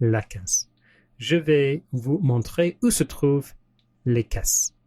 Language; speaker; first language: French; non-native, learner; English